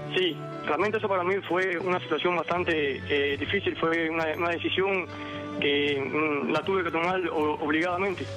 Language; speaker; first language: Spanish; native; Spanish